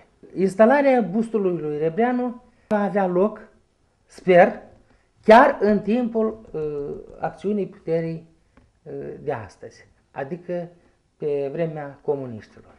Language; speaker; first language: Romanian; native; Romanian